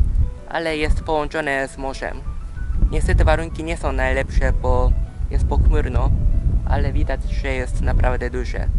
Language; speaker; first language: Polish; early bilingual, heritage; Polish